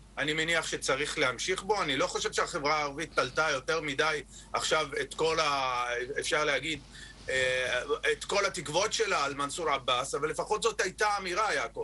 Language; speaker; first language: Hebrew; non-native, local second language; Arabic